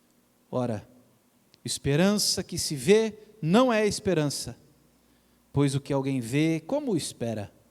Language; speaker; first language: Portuguese; native; Portuguese